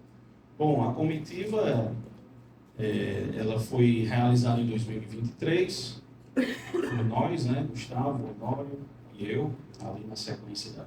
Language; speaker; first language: Portuguese; native; Portuguese